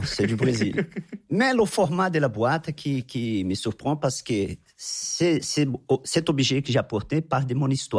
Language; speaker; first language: French; non-native, fluent; Portuguese